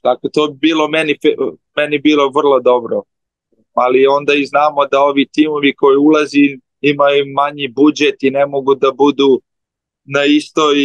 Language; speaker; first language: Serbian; early bilingual, heritage; Slovenian